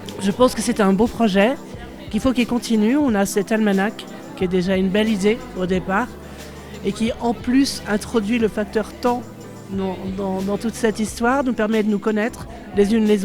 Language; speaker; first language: French; native; French